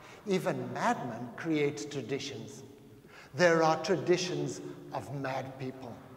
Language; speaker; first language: English; non-native, fluent; Portuguese